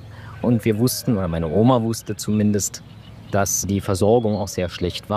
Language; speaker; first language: German; native; German